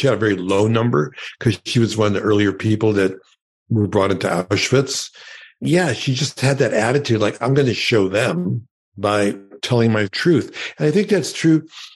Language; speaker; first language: English; early bilingual, other home language; Yiddish